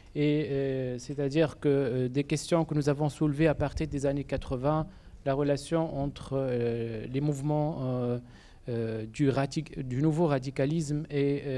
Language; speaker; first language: French; non-native, local second language; Arabic